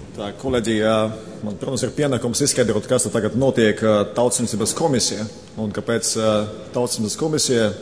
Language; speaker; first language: Latvian; non-native, local second language; Russian